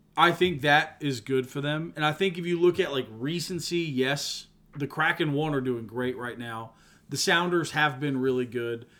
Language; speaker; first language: English; native; English